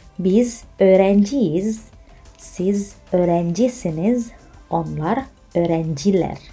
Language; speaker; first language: Turkish; non-native, fluent; Indonesian